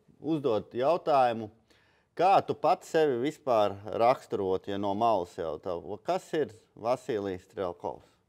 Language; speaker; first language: Latvian; native; Latvian